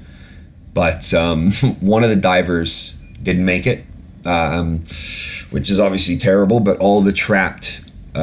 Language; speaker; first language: English; native; English